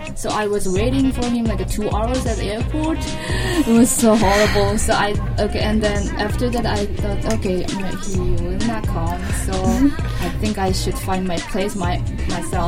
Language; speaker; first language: English; non-native, learner; Korean